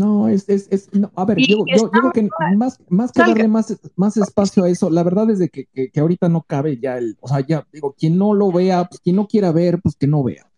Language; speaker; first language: Spanish; native; Spanish